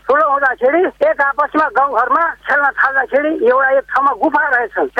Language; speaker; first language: Nepali; non-native, local second language; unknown